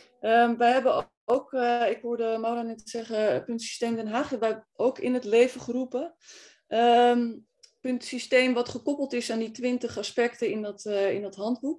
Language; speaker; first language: Dutch; native; Dutch